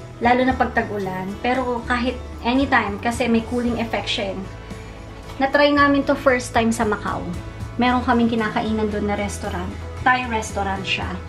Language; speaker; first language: Filipino; non-native, local second language; Iloko